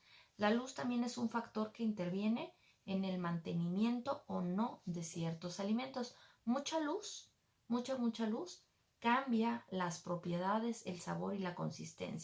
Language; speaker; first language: Spanish; native; Spanish